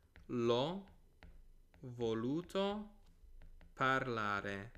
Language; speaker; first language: Italian; non-native, fluent; English